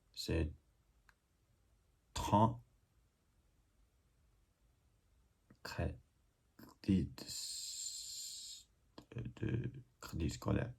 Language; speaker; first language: French; non-native, learner; English